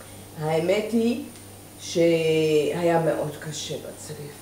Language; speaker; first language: Hebrew; early bilingual, other home language; Persian